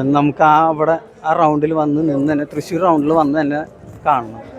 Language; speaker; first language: Malayalam; native; Malayalam